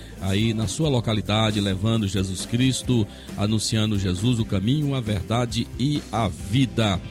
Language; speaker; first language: Portuguese; native; Portuguese